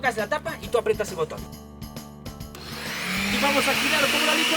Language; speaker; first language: Spanish; native; Spanish